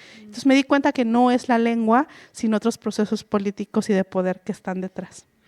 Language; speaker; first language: Spanish; non-native, local second language; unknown